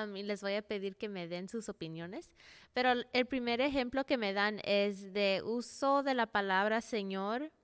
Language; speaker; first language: Spanish; early bilingual, heritage; Spanish